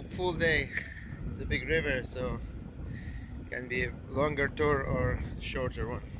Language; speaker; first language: English; non-native, learner; Lithuanian